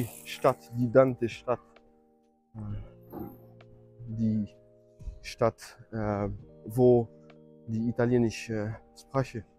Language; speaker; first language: German; non-native, learner; French